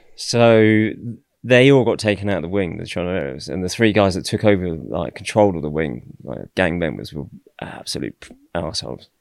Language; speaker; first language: English; native; English